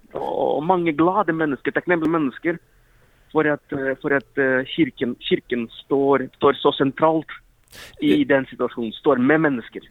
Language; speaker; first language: Norwegian; non-native, fluent; Ukrainian